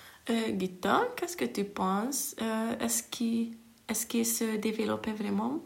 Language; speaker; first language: French; non-native, fluent; Hungarian